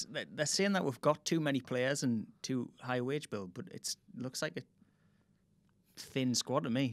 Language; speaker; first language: English; native; English